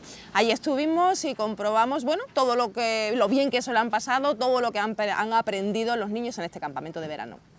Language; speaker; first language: Spanish; native; Spanish